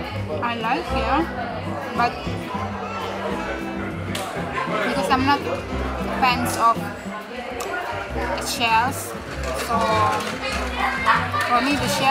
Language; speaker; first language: English; non-native, fluent; Indonesian